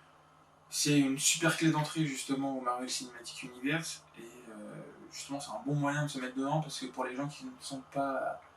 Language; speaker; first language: French; native; French